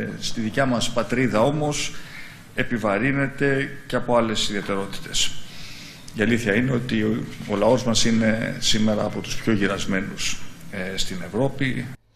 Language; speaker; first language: Greek; native; Greek